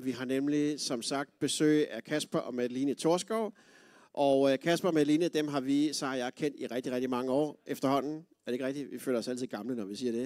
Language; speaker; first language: Danish; native; Danish